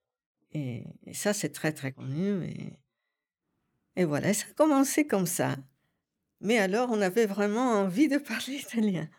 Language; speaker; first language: French; non-native, fluent; Italian